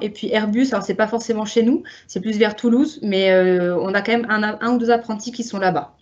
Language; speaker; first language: French; native; French